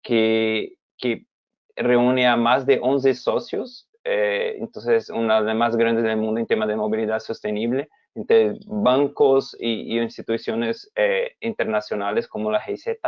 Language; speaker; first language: Spanish; non-native, fluent; Portuguese